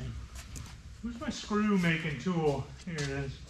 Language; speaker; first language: English; native; English